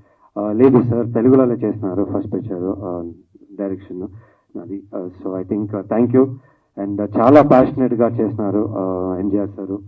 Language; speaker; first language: Telugu; non-native, learner; Kannada